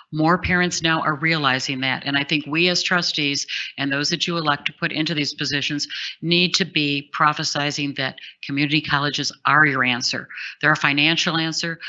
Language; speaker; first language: English; native; English